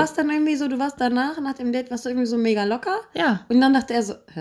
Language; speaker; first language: German; native; German